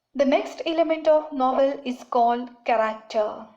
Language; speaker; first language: English; non-native, local second language; Marathi